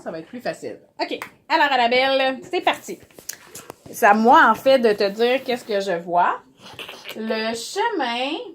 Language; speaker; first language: French; native; French